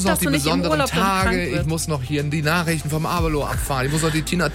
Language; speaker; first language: German; native; German